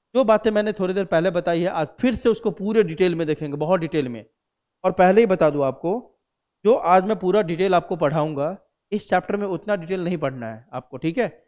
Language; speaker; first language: Hindi; native; Hindi